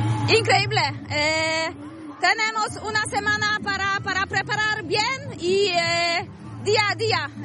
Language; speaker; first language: Spanish; non-native, learner; Polish